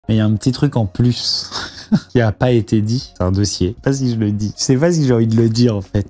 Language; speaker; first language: French; native; French